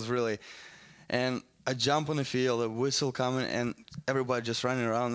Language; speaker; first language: English; non-native, learner; Russian